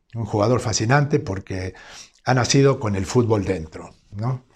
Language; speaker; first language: Spanish; native; Spanish